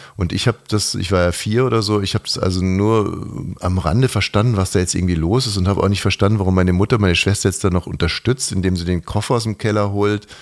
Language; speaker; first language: German; native; German